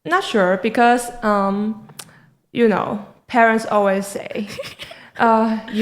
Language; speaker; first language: English; non-native, learner; Chinese